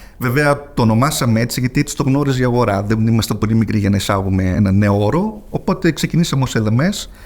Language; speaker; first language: Greek; early bilingual, heritage; Greek